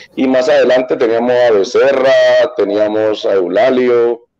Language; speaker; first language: Spanish; native; Spanish